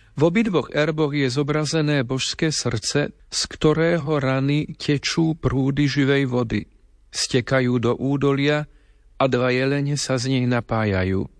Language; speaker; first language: Slovak; native; Slovak